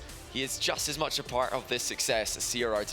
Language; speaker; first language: English; native; English